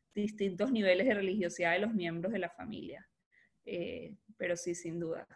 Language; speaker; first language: Spanish; native; Spanish